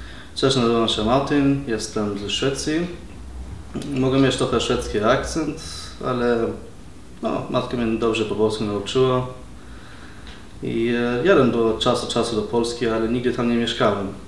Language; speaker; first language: Polish; early bilingual, heritage; Swedish